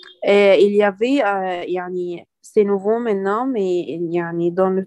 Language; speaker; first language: French; non-native, learner; Arabic